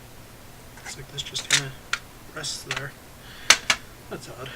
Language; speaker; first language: English; native; English